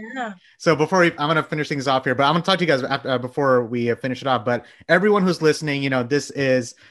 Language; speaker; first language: English; early bilingual, other home language; Bangla